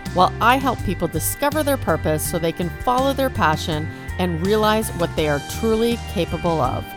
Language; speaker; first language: English; native; English